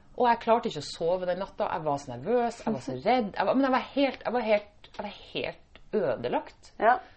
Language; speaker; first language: Norwegian; native; Norwegian